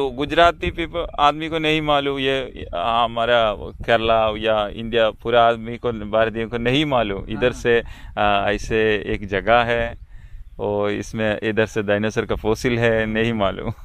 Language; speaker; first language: Hindi; non-native, local second language; Malayalam